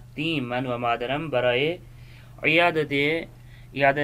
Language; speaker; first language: Persian; non-native, fluent; Urdu